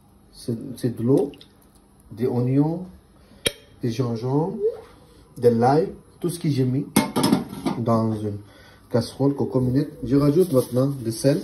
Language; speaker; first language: French; non-native, learner; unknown